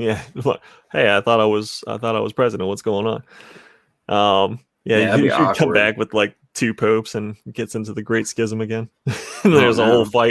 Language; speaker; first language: English; native; English